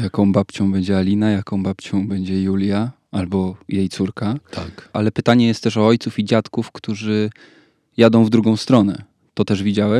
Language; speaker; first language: Polish; native; Polish